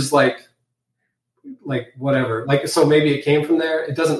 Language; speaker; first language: English; native; English